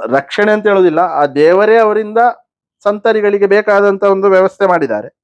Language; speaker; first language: Kannada; non-native, local second language; Konkani